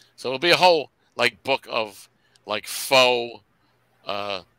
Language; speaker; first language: English; native; English